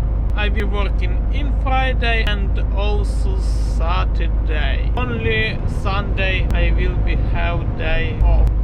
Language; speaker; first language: English; non-native, learner; Polish